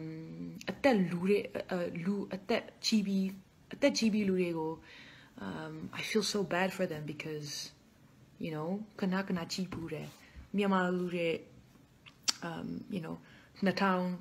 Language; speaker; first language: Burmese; non-native, fluent; Dutch